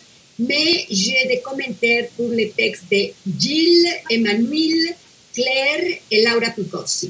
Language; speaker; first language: French; non-native, fluent; Spanish